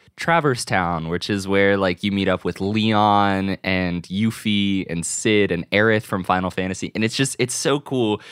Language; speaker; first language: English; native; English